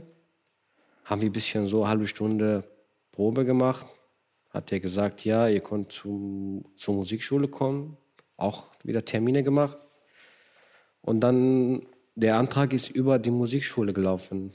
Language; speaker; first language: German; non-native, fluent; Kurdish